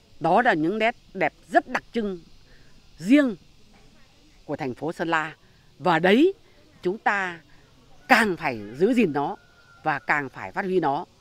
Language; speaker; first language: Vietnamese; non-native, local second language; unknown